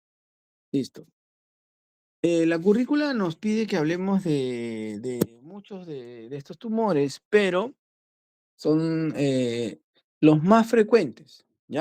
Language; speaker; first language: Spanish; native; Spanish